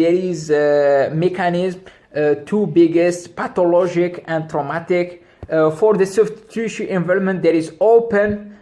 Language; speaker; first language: English; non-native, local second language; Arabic